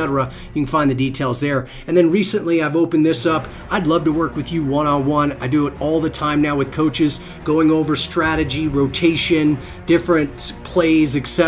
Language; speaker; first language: English; native; English